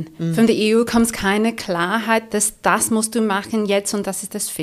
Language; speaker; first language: German; non-native, fluent; English